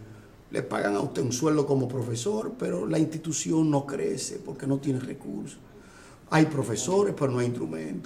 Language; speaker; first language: Spanish; native; Spanish